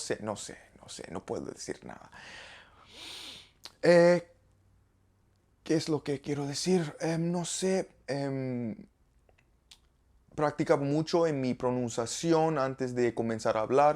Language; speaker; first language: Spanish; non-native, learner; English